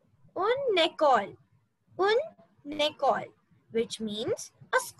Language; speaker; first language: French; non-native, learner; Hindi